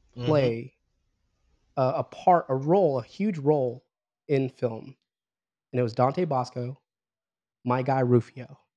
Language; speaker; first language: English; early bilingual, other home language; Filipino